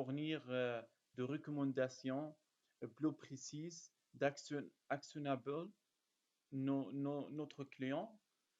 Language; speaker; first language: French; non-native, learner; Arabic